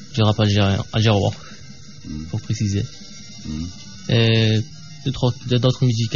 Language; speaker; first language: French; non-native, local second language; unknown